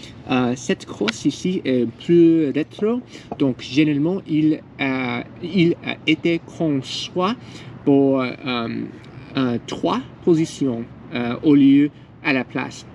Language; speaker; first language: French; non-native, learner; English